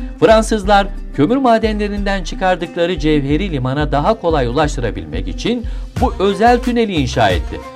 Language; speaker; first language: Turkish; native; Turkish